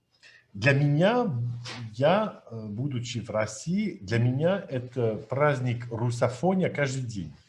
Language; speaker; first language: Russian; non-native, fluent; French